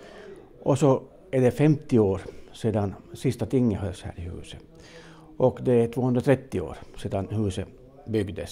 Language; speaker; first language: Swedish; native; Swedish